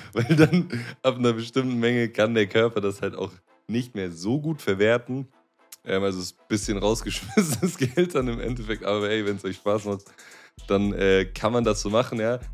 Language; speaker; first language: German; native; German